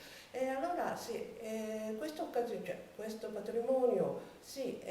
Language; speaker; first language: Italian; non-native, learner; Japanese